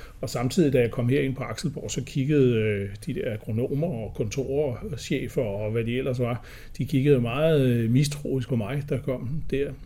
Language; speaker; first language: Danish; native; Danish